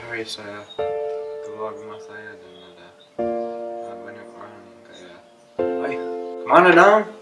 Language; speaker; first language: Indonesian; non-native, learner; English